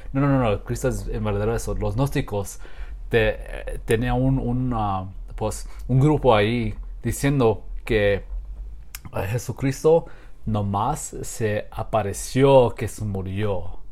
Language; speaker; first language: Spanish; non-native, learner; English